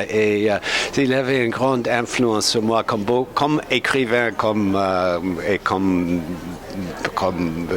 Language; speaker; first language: French; non-native, fluent; English